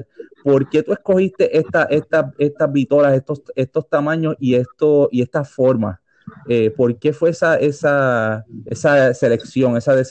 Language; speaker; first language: Spanish; native; Spanish